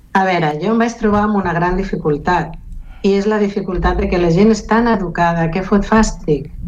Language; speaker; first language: Catalan; non-native, local second language; Galician